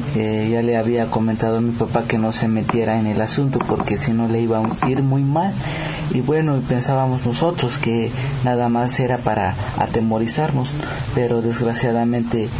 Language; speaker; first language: Spanish; non-native, local second language; Tzotzil